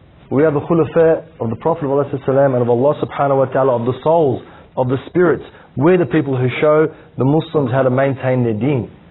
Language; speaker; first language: English; native; English